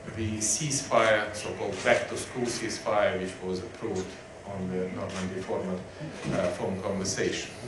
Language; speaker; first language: English; non-native, fluent; Ukrainian